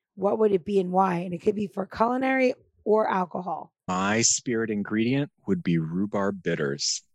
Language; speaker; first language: English; native; English